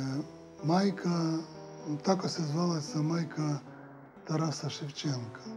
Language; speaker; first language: Ukrainian; early bilingual, heritage; Serbian